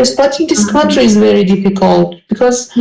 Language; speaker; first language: English; non-native, learner; Persian